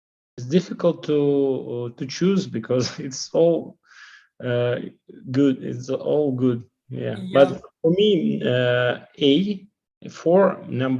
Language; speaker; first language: English; non-native, learner; Russian